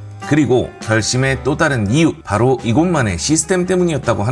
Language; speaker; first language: Korean; native; Korean